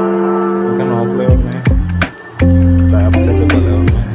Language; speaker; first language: Telugu; native; Telugu